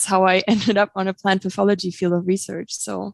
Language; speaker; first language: English; non-native, fluent; German